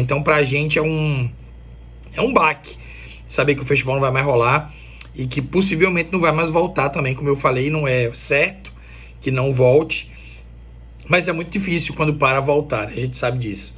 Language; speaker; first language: Portuguese; native; Portuguese